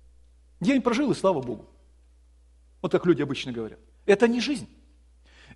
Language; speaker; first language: Russian; native; Russian